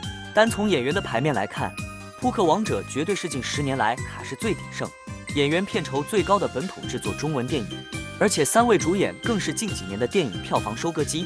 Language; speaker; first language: Chinese; native; Chinese